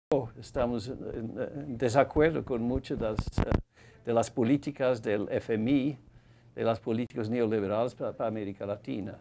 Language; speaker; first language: Spanish; non-native, fluent; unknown